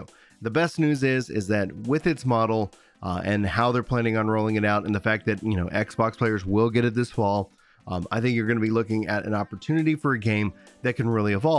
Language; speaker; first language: English; native; English